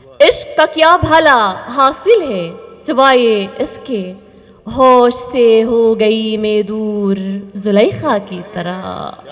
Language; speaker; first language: Urdu; non-native, fluent; Arabic